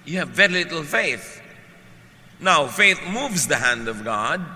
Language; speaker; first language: English; non-native, local second language; Filipino